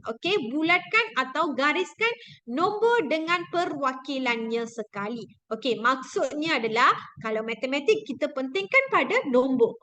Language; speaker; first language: Malay; non-native, local second language; Tamil